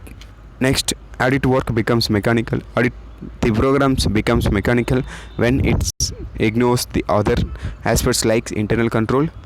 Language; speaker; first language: English; non-native, local second language; Tamil